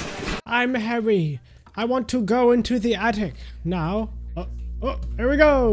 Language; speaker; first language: English; native; English